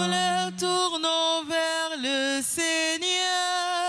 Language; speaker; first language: French; non-native, local second language; Haitian Creole